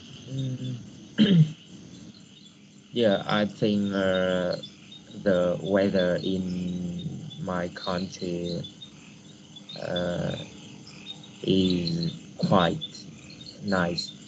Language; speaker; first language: English; non-native, learner; Vietnamese